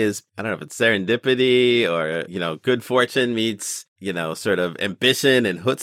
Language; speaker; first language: English; native; English